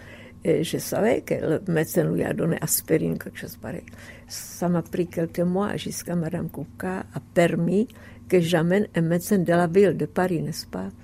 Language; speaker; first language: French; non-native, fluent; Czech